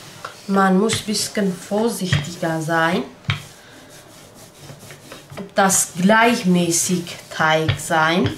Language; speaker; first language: German; non-native, learner; Turkish